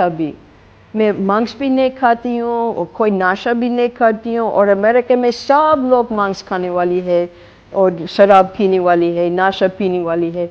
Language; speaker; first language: Hindi; non-native, fluent; English